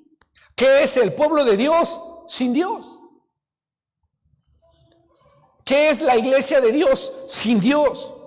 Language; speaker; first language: Spanish; native; Spanish